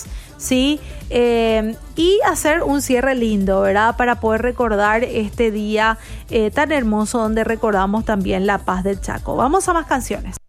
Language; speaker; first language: Spanish; native; Spanish